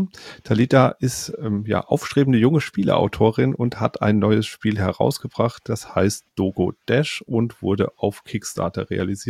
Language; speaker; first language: German; native; German